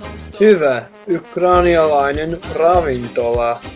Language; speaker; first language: Finnish; non-native, learner; English